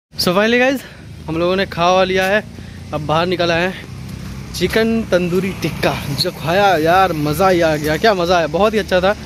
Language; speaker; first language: Hindi; non-native, local second language; Bangla